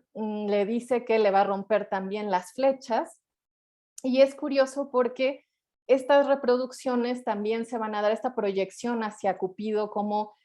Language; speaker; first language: Spanish; native; Spanish